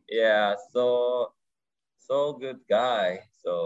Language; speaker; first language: English; non-native, learner; Japanese